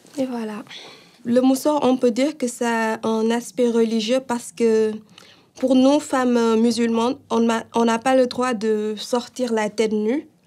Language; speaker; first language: French; non-native, local second language; Wolof